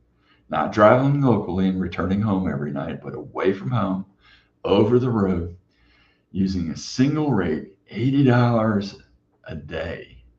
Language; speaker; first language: English; native; English